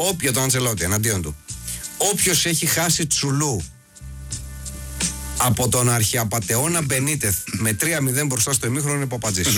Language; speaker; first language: Greek; native; Greek